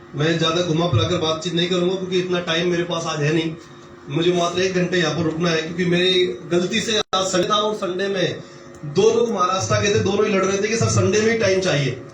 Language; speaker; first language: Hindi; native; Hindi